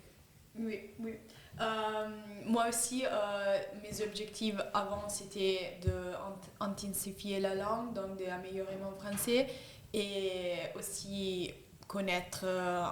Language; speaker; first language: French; non-native, fluent; English